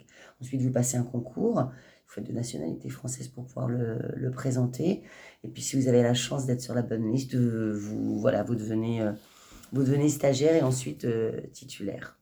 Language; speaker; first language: French; native; French